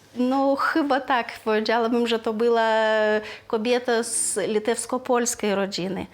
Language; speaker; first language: Polish; non-native, fluent; Lithuanian